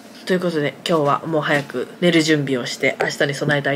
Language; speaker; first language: Japanese; native; Japanese